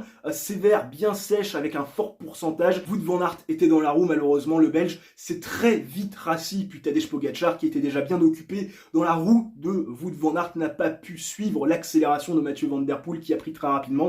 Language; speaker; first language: French; native; French